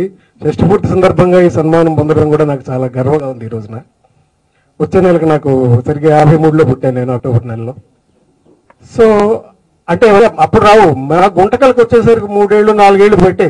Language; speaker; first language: Telugu; native; Telugu